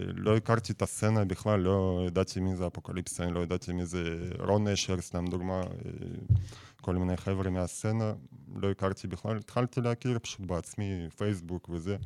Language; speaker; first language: Hebrew; non-native, fluent; Russian